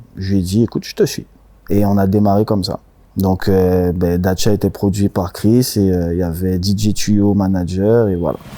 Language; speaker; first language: French; native; French